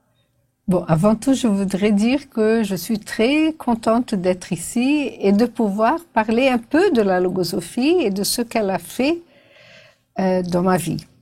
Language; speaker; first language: French; non-native, fluent; Portuguese